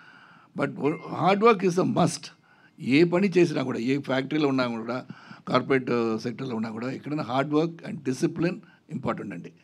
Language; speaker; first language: Telugu; non-native, learner; Tamil